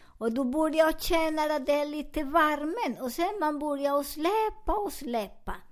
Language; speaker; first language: Swedish; non-native, learner; Spanish